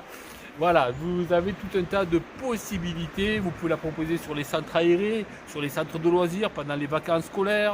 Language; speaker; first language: French; native; French